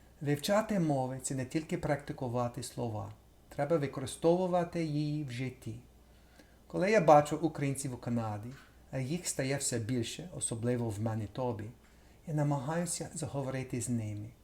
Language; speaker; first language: Ukrainian; non-native, fluent; English